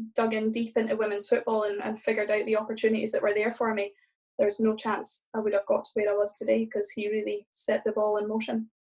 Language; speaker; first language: English; native; English